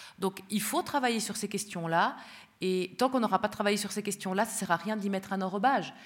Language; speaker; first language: French; early bilingual, other home language; Spanish